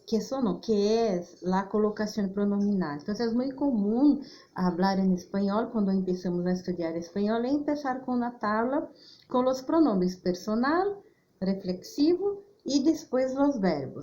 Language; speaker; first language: Spanish; non-native, fluent; Portuguese